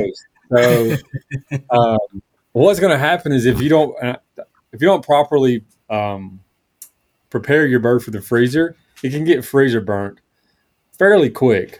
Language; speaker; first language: English; native; English